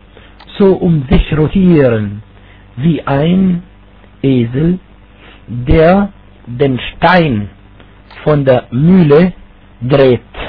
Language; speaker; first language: German; non-native, fluent; Arabic